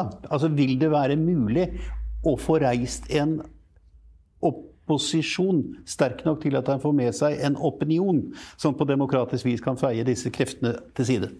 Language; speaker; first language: Norwegian; native; Norwegian